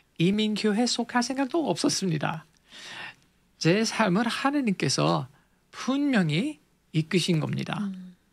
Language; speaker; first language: Korean; non-native, fluent; English